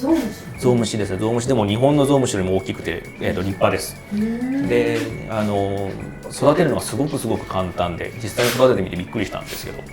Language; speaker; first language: Japanese; native; Japanese